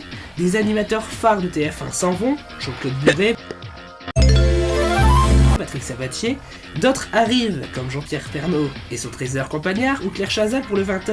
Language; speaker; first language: French; native; French